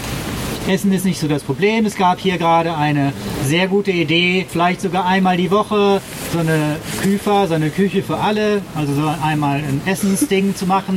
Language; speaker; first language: German; native; German